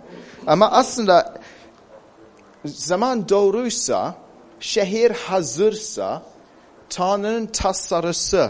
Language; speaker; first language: Turkish; non-native, fluent; English